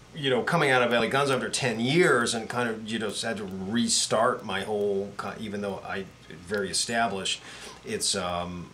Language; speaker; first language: English; native; English